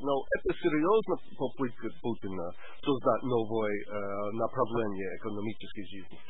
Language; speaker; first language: Russian; non-native, learner; English